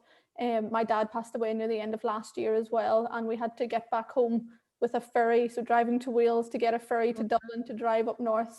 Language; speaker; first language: English; native; English